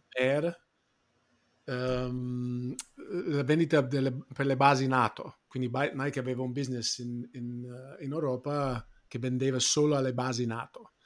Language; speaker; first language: Italian; non-native, fluent; English